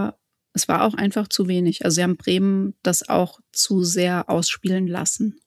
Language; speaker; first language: German; native; German